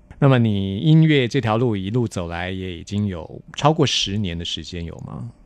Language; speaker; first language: Chinese; native; Chinese